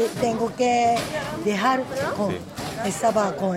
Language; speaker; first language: Spanish; non-native, learner; Japanese